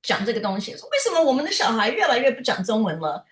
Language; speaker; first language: Chinese; early bilingual, heritage; Chinese